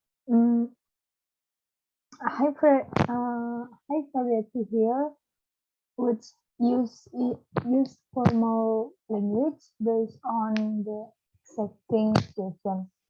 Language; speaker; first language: English; non-native, learner; Balinese